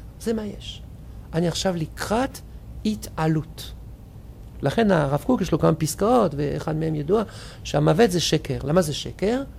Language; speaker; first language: Hebrew; non-native, fluent; French